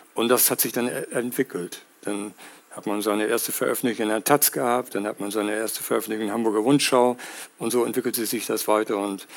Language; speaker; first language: German; native; German